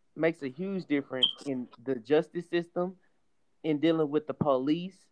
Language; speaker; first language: English; native; English